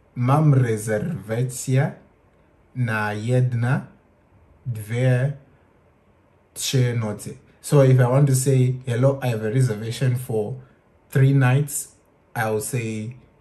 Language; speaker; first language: Polish; non-native, learner; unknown